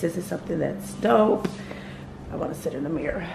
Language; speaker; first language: English; native; English